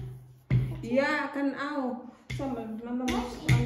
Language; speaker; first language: German; early bilingual, other home language; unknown